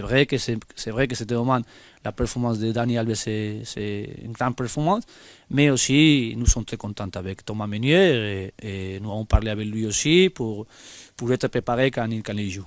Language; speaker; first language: French; non-native, fluent; Spanish